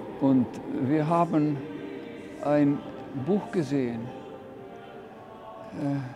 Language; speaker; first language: German; non-native, fluent; Estonian